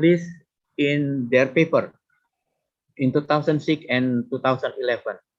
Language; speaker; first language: English; non-native, fluent; Indonesian